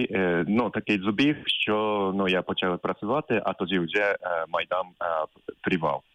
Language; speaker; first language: Ukrainian; non-native, fluent; Japanese